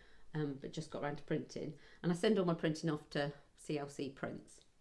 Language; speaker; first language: English; native; English